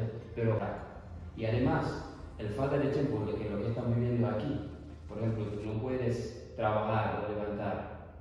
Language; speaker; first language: Spanish; non-native, learner; Fula